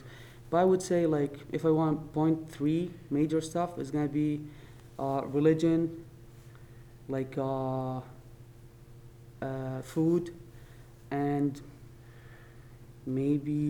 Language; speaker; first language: English; non-native, fluent; Arabic